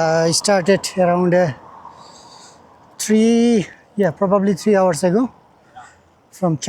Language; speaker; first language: English; non-native, fluent; Bangla